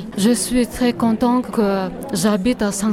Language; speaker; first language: French; non-native, learner; Kyrgyz